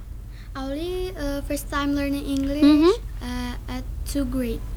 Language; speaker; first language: English; non-native, learner; Indonesian